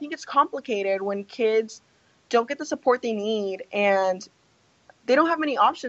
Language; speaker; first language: English; early bilingual, other home language; Spanish